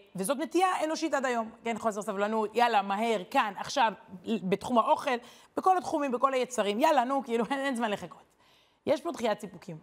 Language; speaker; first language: Hebrew; native; Hebrew